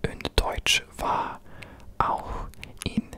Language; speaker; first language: German; non-native, learner; English